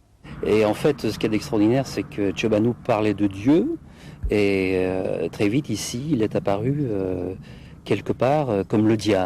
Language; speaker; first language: French; native; French